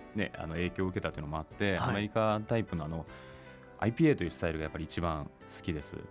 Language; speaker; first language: Japanese; native; Japanese